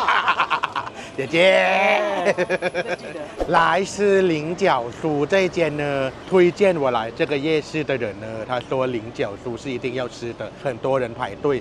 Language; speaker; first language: Chinese; non-native, fluent; Thai